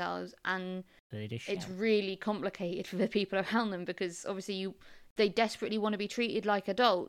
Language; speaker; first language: English; native; English